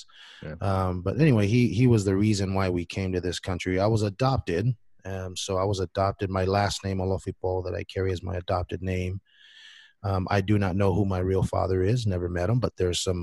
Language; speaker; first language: English; non-native, fluent; Samoan